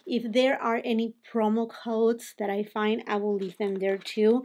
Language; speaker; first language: English; non-native, fluent; Spanish